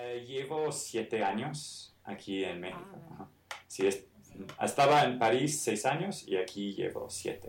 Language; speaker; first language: Spanish; non-native, fluent; English